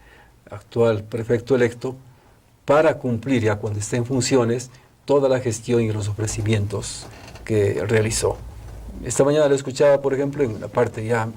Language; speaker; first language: Spanish; native; Spanish